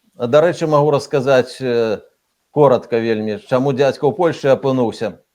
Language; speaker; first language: Belarusian; native; Belarusian